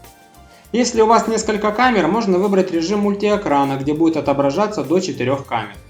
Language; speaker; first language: Russian; native; Russian